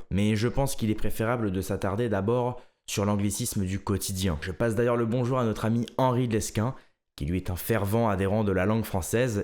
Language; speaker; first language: French; native; French